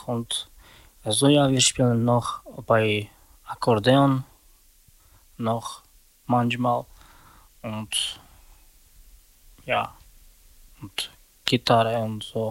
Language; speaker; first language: German; non-native, learner; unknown